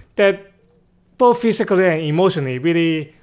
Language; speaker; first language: English; non-native, local second language; Cantonese